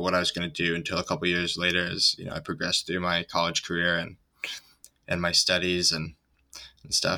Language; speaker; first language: English; native; English